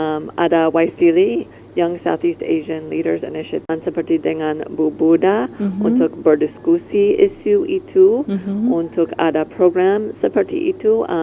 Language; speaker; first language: Indonesian; non-native, learner; English